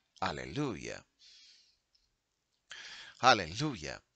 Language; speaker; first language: Chinese; non-native, learner; English